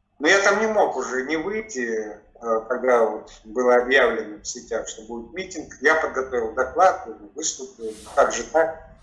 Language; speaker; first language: Russian; native; Russian